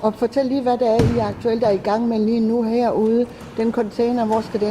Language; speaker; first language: Danish; native; Danish